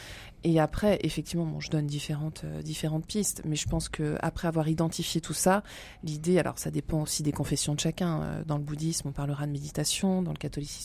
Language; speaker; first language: French; native; French